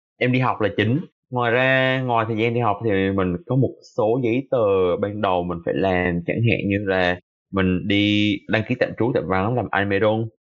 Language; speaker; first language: Vietnamese; native; Vietnamese